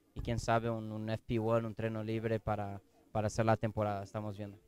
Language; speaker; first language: Spanish; non-native, fluent; Portuguese